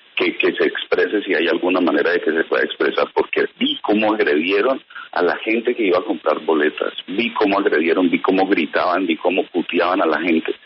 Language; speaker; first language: Spanish; native; Spanish